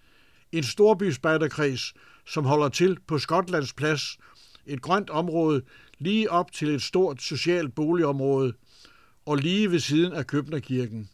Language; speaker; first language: Danish; native; Danish